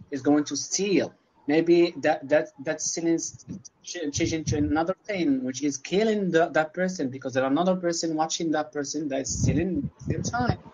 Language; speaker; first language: English; non-native, learner; Arabic